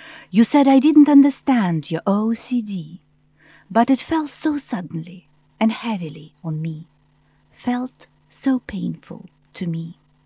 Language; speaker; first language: English; non-native, fluent; Russian